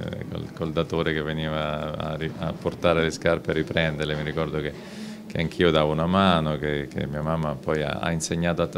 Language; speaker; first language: Italian; native; Italian